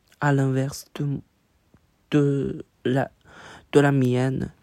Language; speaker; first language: French; non-native, learner; Chinese